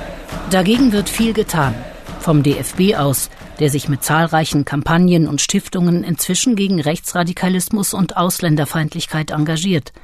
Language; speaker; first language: German; native; German